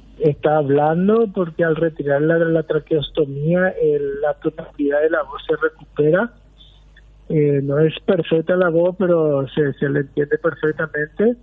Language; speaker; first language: Spanish; native; Spanish